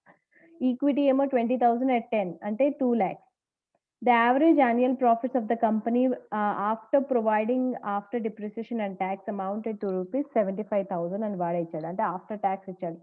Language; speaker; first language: English; non-native, local second language; Telugu